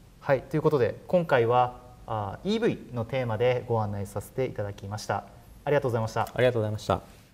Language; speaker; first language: Japanese; native; Japanese